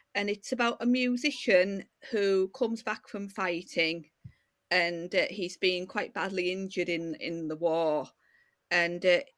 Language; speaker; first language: English; native; English